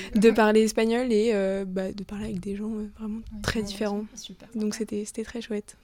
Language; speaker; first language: French; native; French